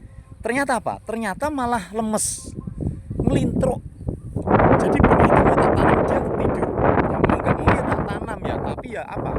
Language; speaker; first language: Indonesian; non-native, local second language; Javanese